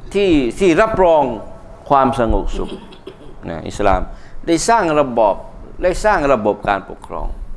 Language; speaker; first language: Thai; non-native, local second language; Malay